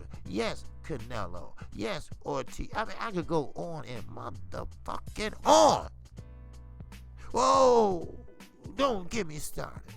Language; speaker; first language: English; native; English